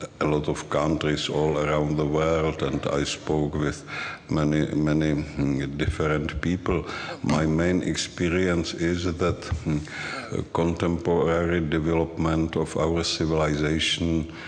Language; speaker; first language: English; non-native, learner; Czech